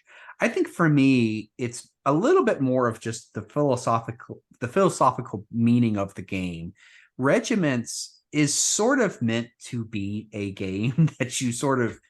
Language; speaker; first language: English; native; English